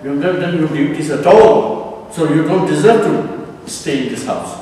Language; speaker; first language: English; non-native, local second language; Urdu